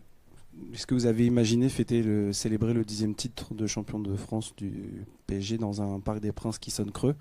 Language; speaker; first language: French; native; French